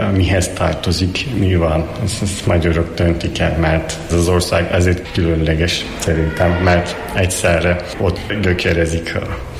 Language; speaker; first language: Hungarian; non-native, fluent; Turkish